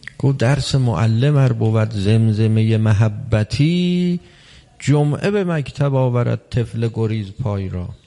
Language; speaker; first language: Persian; early bilingual, heritage; Persian